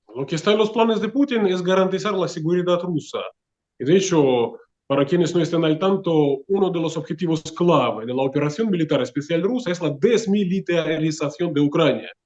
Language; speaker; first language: Spanish; non-native, fluent; Russian